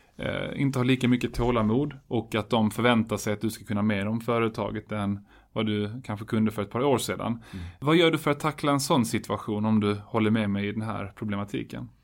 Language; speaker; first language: Swedish; native; Swedish